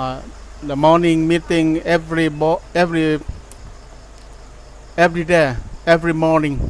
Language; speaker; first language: English; non-native, learner; Thai